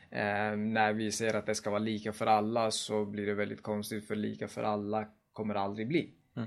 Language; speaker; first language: Swedish; early bilingual, other home language; Kurdish